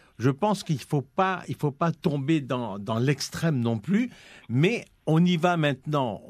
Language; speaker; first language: French; non-native, local second language; Morisyen